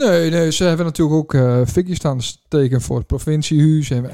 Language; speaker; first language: Dutch; native; Dutch